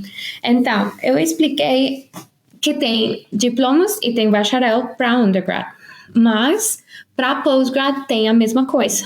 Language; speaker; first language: Portuguese; non-native, fluent; Spanish